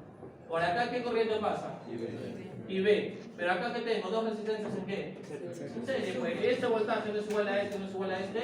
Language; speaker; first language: Spanish; native; Spanish